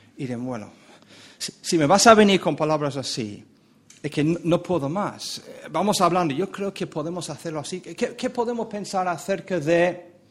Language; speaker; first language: Spanish; non-native, fluent; English